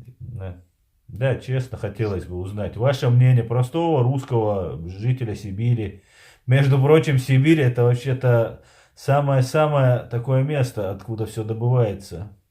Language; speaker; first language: Russian; non-native, local second language; Chechen